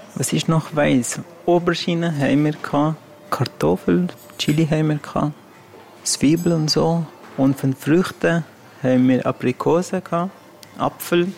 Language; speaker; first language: German; non-native, learner; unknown